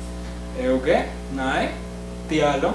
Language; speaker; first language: Greek; non-native, fluent; Spanish